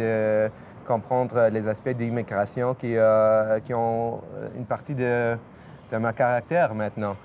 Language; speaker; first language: French; non-native, fluent; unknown